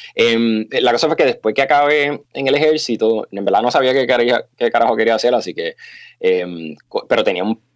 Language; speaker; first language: Spanish; native; Spanish